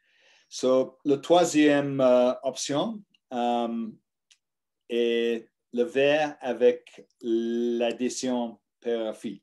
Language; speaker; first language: French; non-native, learner; English